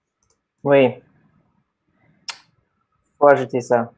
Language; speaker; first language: French; non-native, fluent; English